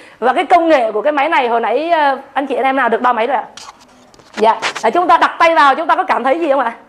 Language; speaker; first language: Vietnamese; native; Vietnamese